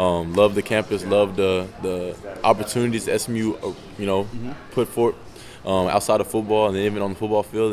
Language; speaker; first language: English; native; English